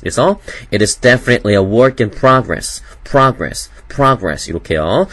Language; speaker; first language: English; non-native, fluent; Korean